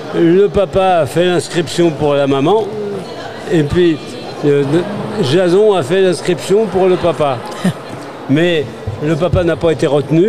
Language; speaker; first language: French; native; French